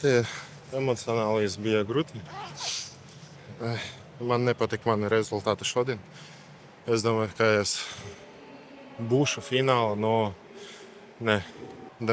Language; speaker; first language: Latvian; non-native, local second language; Russian